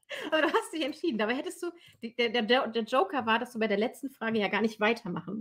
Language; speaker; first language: German; native; German